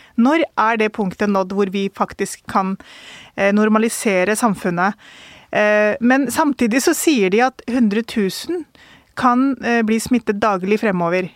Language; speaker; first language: Norwegian; early bilingual, other home language; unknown